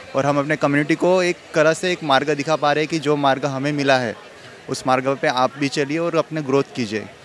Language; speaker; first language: Hindi; non-native, local second language; Marathi